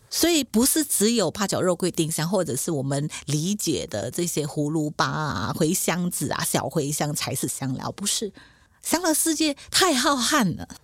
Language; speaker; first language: Chinese; native; Chinese